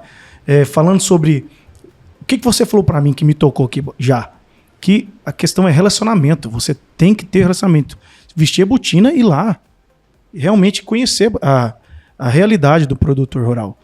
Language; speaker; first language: Portuguese; native; Portuguese